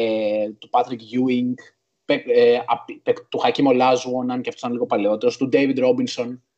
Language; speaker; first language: Greek; native; Greek